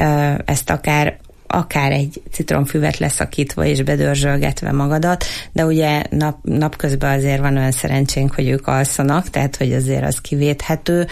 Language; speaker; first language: Hungarian; native; Hungarian